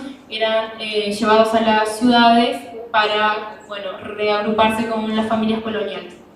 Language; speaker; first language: Spanish; native; Spanish